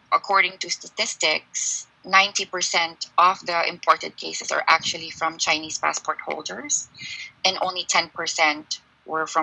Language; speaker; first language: English; non-native, local second language; Filipino